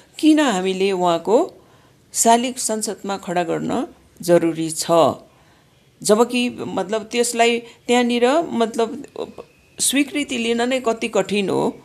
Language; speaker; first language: Nepali; native; Nepali